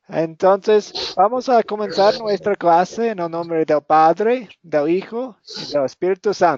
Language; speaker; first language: Spanish; non-native, fluent; English